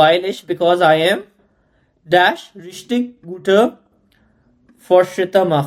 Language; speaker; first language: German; non-native, learner; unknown